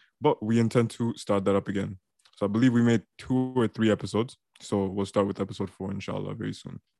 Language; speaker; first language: English; early bilingual, other home language; Bangla